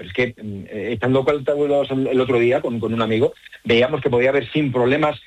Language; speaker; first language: Spanish; native; Spanish